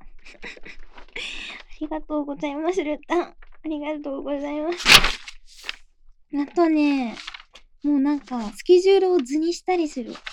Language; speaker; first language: Japanese; native; Japanese